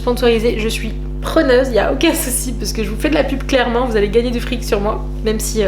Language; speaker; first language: French; native; French